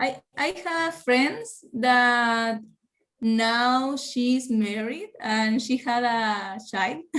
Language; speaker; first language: English; non-native, learner; Spanish